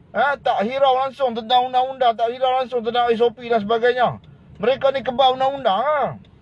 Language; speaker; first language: Malay; native; Malay